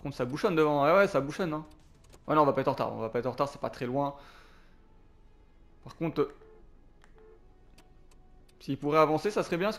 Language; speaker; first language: French; native; French